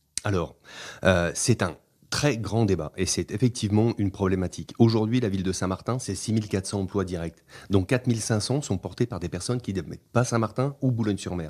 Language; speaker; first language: French; native; French